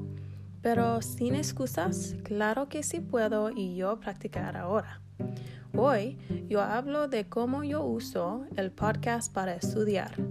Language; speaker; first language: Spanish; non-native, learner; English